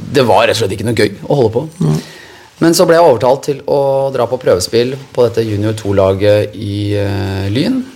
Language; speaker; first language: Norwegian; native; Norwegian